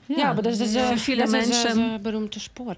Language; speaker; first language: German; non-native, learner; Ukrainian